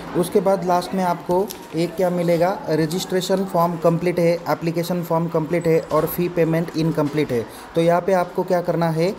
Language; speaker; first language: Hindi; non-native, local second language; Marathi